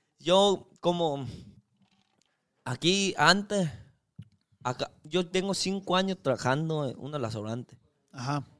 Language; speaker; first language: Spanish; non-native, learner; Chinese